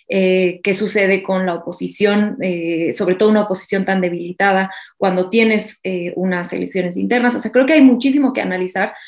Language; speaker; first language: Spanish; native; Spanish